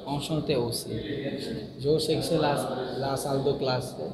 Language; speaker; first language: French; non-native, learner; Bangla